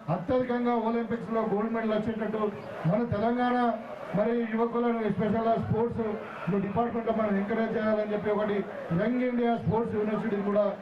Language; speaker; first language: Telugu; native; Telugu